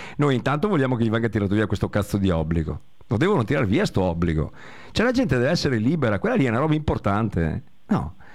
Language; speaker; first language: Italian; native; Italian